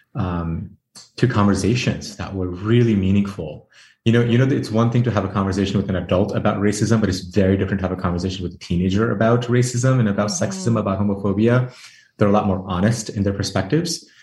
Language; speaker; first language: English; early bilingual, other home language; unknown